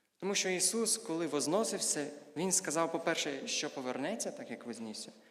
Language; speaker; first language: Ukrainian; native; Ukrainian